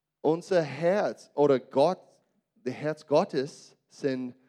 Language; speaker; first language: German; non-native, learner; English